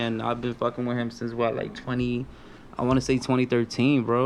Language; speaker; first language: English; early bilingual, other home language; Spanish